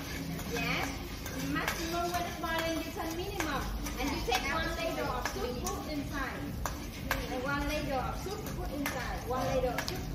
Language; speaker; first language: English; non-native, learner; Vietnamese